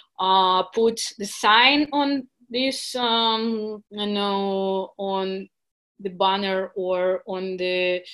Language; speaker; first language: English; non-native, fluent; Russian